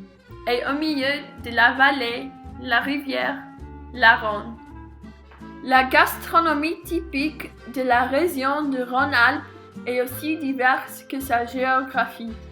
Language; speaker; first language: French; non-native, learner; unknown